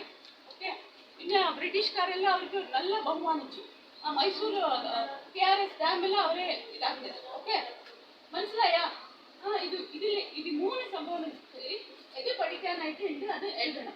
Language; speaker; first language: Malayalam; non-native, learner; Kannada